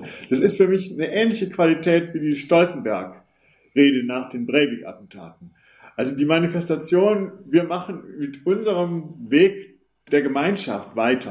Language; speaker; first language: German; native; German